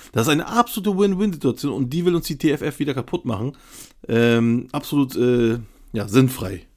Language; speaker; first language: German; early bilingual, other home language; Turkish